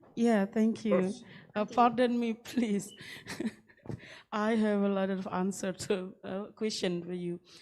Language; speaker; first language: English; non-native, learner; Indonesian